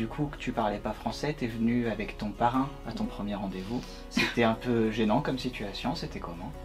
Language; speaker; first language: French; native; French